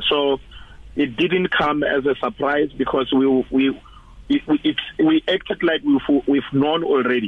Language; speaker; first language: English; non-native, local second language; Northern Sotho